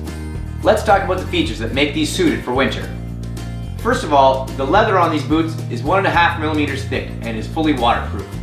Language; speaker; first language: English; native; English